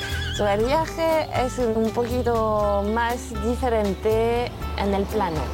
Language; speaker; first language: Spanish; non-native, learner; French